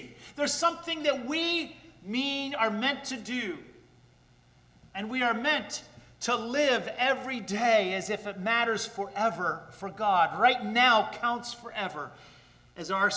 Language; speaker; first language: English; native; English